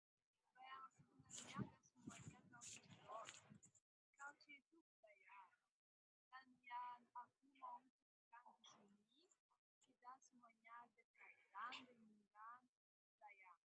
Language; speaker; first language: Indonesian; non-native, fluent; Russian